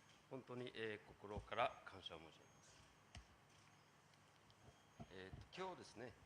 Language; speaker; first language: Japanese; non-native, fluent; Bangla